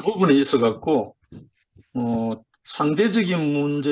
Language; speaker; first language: Korean; native; Korean